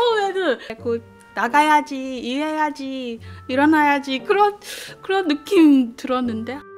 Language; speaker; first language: Korean; non-native, fluent; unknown